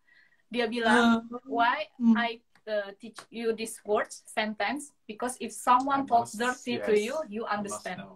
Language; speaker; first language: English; non-native, learner; Indonesian